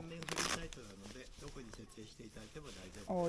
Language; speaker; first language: Japanese; native; Japanese